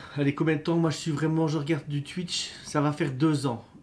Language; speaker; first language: French; native; French